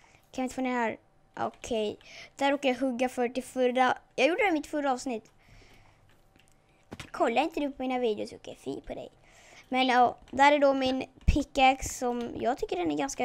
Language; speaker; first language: Swedish; native; Swedish